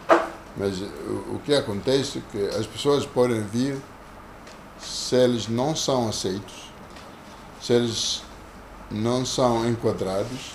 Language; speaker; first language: Portuguese; non-native, local second language; Kongo